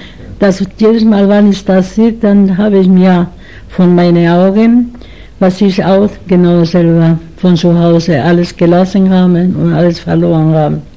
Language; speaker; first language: German; non-native, learner; Spanish